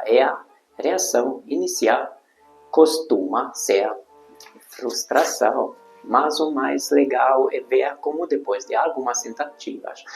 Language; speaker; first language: Portuguese; non-native, fluent; Hungarian